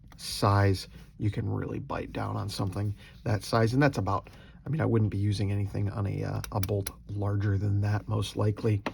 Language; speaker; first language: English; native; English